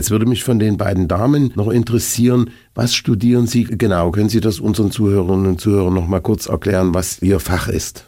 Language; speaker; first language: German; native; German